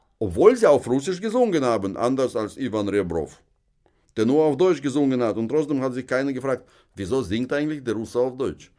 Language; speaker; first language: German; non-native, fluent; Russian